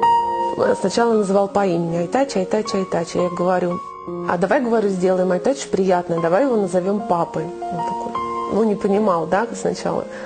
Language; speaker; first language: Russian; native; Russian